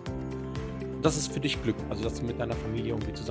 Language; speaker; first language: German; native; German